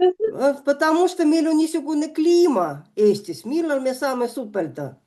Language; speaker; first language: Estonian; non-native, local second language; Russian